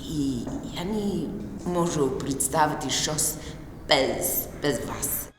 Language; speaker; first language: Ukrainian; early bilingual, heritage; English